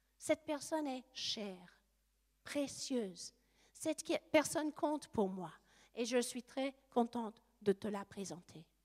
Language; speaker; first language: French; non-native, fluent; English